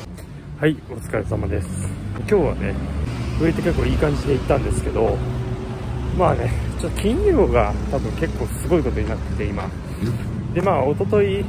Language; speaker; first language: Japanese; native; Japanese